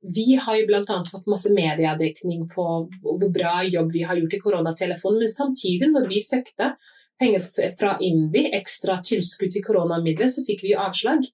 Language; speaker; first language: Norwegian; early bilingual, other home language; Somali